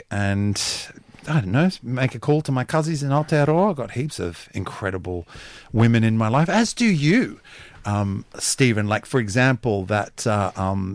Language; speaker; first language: English; native; English